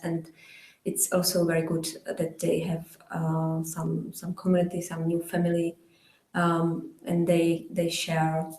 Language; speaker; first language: English; non-native, fluent; Czech